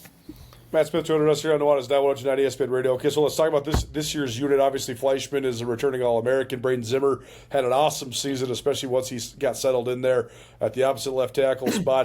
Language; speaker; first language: English; native; English